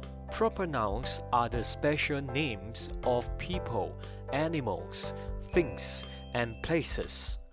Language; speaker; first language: English; non-native, local second language; Chinese